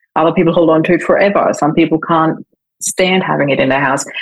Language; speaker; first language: English; non-native, fluent; German